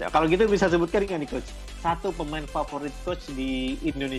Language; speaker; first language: Indonesian; native; Indonesian